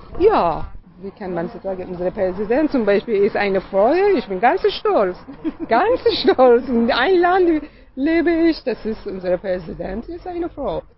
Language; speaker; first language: German; non-native, learner; Persian